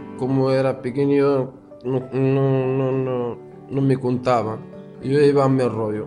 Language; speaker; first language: Spanish; non-native, fluent; Arabic